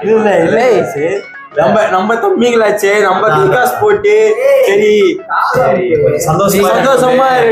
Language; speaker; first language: Tamil; native; Tamil